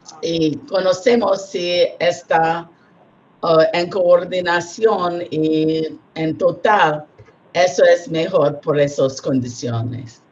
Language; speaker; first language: Spanish; non-native, learner; English